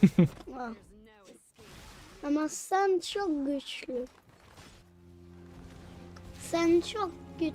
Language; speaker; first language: Turkish; early bilingual, heritage; Turkish